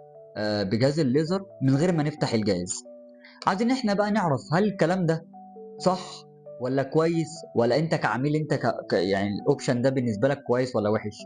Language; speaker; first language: Arabic; native; Arabic